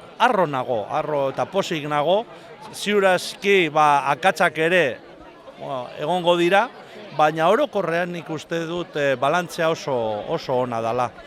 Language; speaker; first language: Basque; non-native, local second language; Spanish